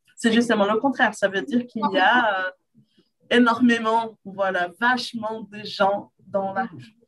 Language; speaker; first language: French; non-native, fluent; Portuguese